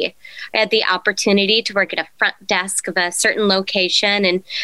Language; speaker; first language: English; native; English